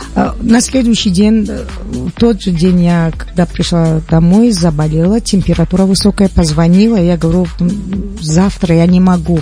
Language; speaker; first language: Russian; non-native, local second language; Tajik